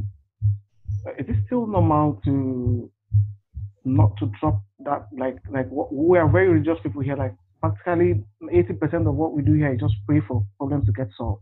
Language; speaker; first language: English; non-native, local second language; Igbo